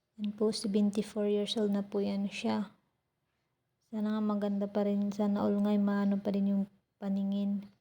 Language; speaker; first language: Filipino; non-native, local second language; Waray